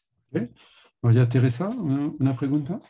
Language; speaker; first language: Spanish; non-native, learner; French